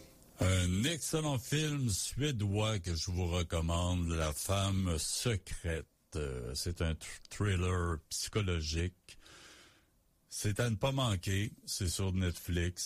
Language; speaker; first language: French; native; French